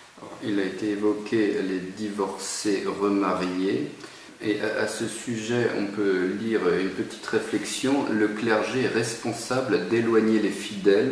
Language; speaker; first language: French; native; French